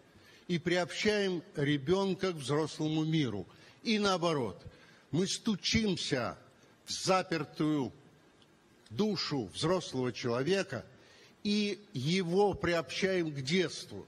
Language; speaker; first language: Russian; native; Russian